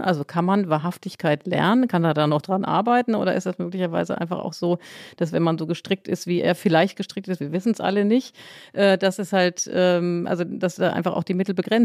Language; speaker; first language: German; native; German